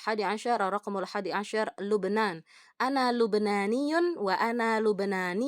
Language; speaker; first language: Arabic; non-native, fluent; Indonesian